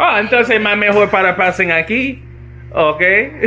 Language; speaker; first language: Spanish; non-native, learner; English